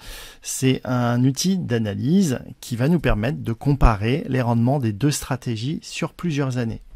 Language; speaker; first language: French; native; French